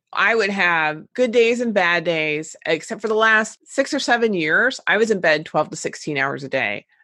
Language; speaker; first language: English; native; English